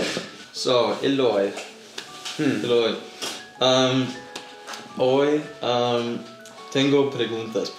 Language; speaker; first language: Spanish; non-native, learner; English